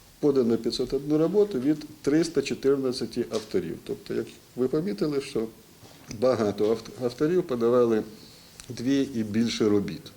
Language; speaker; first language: Ukrainian; native; Ukrainian